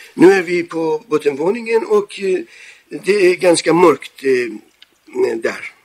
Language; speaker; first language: Swedish; non-native, fluent; Persian